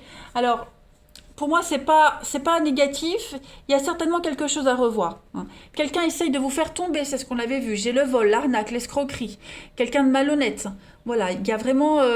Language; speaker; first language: French; native; French